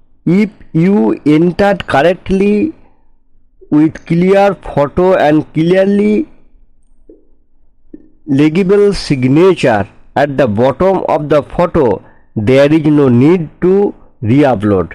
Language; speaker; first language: English; non-native, local second language; Bangla